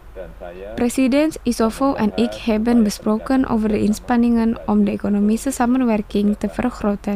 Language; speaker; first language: Dutch; non-native, fluent; Indonesian